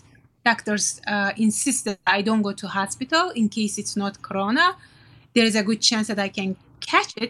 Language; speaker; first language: English; non-native, fluent; Turkish